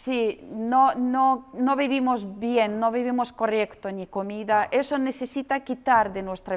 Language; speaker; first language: Spanish; non-native, learner; Russian